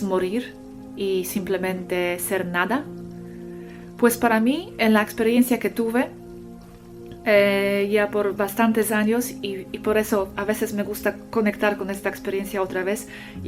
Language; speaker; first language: Spanish; non-native, fluent; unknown